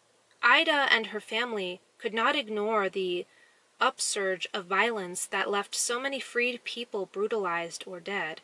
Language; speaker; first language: English; native; English